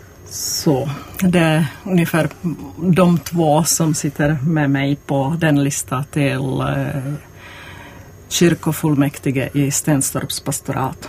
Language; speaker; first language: Swedish; non-native, fluent; Czech